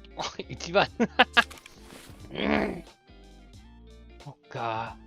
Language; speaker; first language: Japanese; non-native, learner; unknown